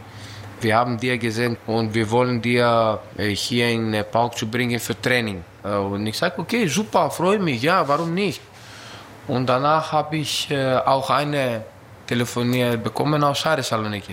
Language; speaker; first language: German; non-native, learner; Greek